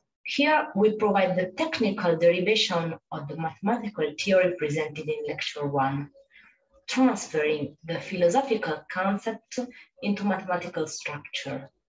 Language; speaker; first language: English; non-native, fluent; Italian